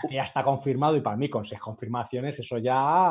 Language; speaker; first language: Spanish; native; Spanish